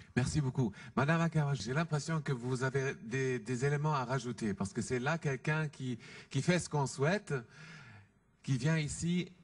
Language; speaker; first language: French; non-native, fluent; German